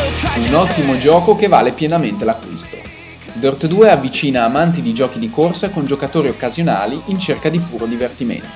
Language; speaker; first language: Italian; native; Italian